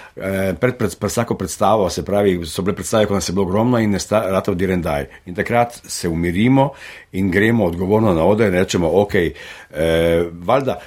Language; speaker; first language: Slovenian; native; Slovenian